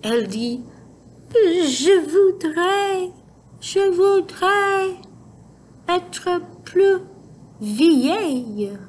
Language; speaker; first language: French; non-native, fluent; English